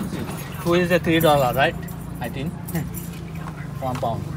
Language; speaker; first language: English; non-native, learner; Spanish